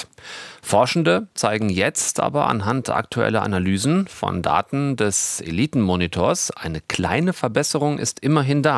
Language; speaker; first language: German; native; German